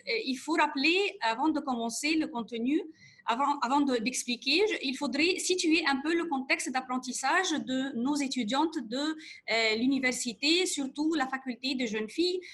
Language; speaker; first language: French; non-native, fluent; Arabic